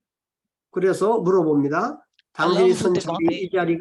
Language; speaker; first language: Korean; native; Korean